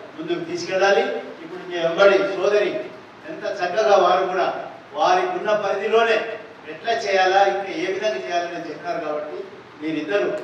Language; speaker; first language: Telugu; non-native, local second language; Lambadi